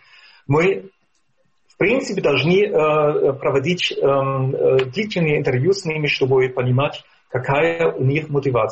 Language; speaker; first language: Russian; non-native, fluent; German